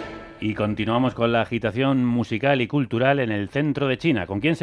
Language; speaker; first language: Spanish; native; Spanish